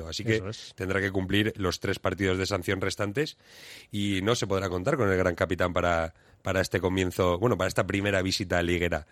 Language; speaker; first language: Spanish; native; Spanish